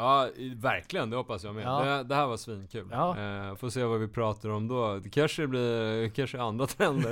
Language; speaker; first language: Swedish; native; Swedish